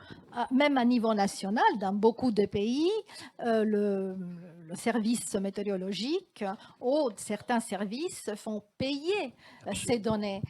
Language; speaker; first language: French; non-native, fluent; Italian